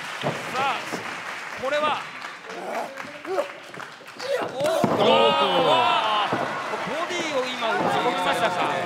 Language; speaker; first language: Japanese; native; Japanese